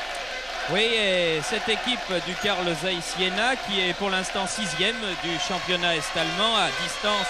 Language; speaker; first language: French; native; French